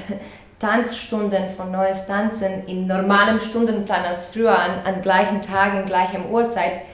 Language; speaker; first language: German; non-native, fluent; Croatian